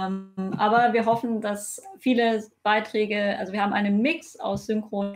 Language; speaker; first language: German; native; German